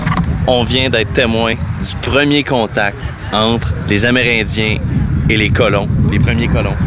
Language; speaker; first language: French; native; French